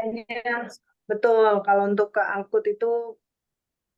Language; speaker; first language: Indonesian; native; Indonesian